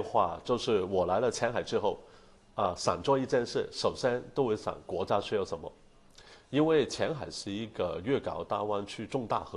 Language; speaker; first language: Chinese; non-native, local second language; Cantonese